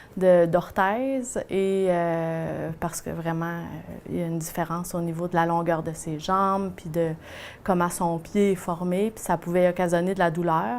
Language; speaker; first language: French; native; French